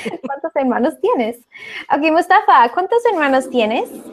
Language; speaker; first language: Spanish; non-native, fluent; English